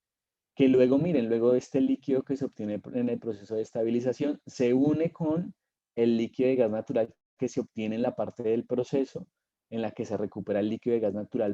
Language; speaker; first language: Spanish; native; Spanish